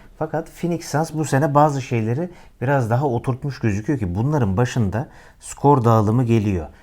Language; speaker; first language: Turkish; native; Turkish